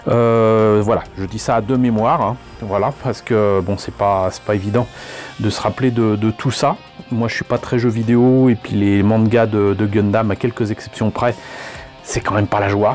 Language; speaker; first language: French; native; French